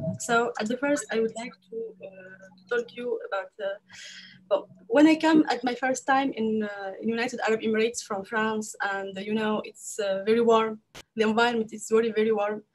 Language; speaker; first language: English; non-native, learner; French